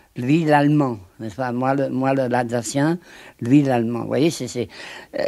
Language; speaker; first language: French; native; French